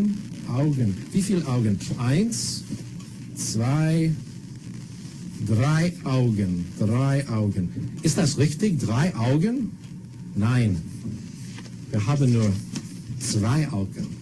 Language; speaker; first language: German; non-native, fluent; English